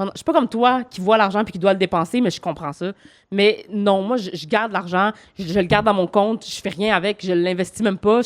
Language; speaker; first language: French; native; French